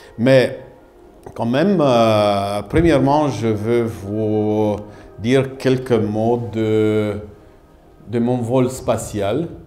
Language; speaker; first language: French; non-native, fluent; Romanian